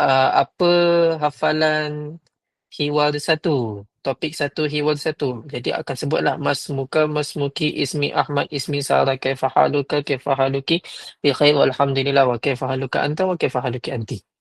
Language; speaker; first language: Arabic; non-native, fluent; Malay